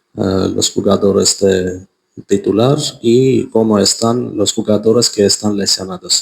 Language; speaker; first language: Spanish; non-native, fluent; Armenian